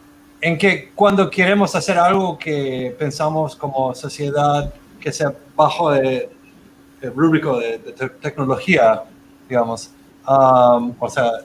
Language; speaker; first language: Spanish; non-native, fluent; English